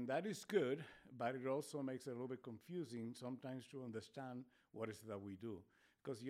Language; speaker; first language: English; non-native, fluent; Spanish